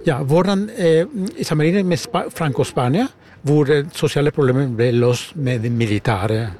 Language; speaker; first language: Norwegian; non-native, fluent; German